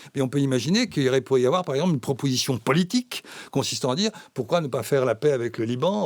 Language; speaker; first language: French; native; French